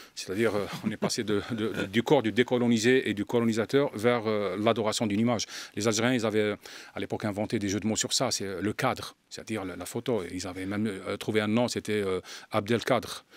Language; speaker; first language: French; non-native, local second language; Arabic